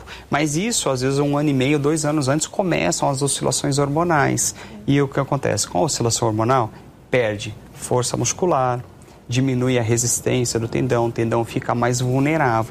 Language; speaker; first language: Portuguese; native; Portuguese